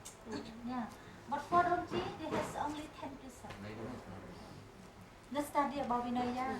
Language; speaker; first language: English; non-native, learner; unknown